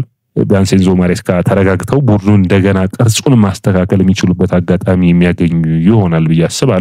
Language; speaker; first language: Amharic; native; Amharic